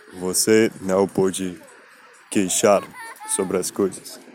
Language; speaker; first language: Portuguese; non-native, learner; Spanish